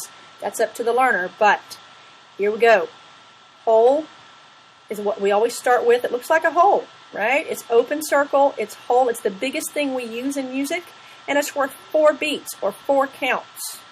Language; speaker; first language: English; native; English